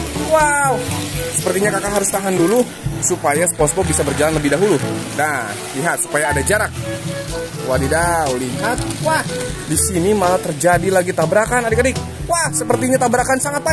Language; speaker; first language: Indonesian; native; Indonesian